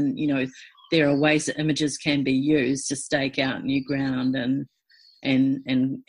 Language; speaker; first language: English; native; English